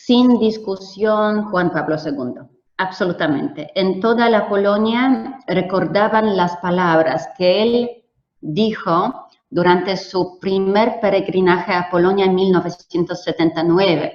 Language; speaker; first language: Spanish; non-native, fluent; Polish